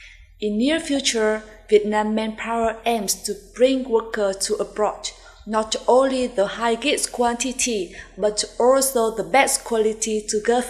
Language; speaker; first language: English; non-native, fluent; Vietnamese